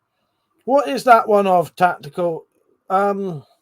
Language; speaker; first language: English; native; English